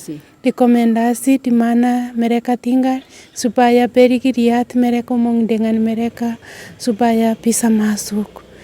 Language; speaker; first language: Indonesian; non-native, learner; Swahili